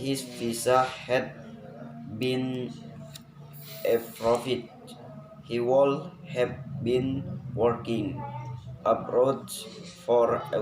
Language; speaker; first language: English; non-native, learner; Indonesian